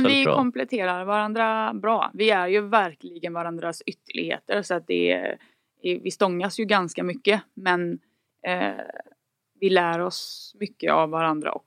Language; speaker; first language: Swedish; native; Swedish